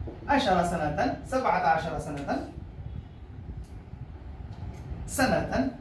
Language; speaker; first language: Arabic; non-native, fluent; Urdu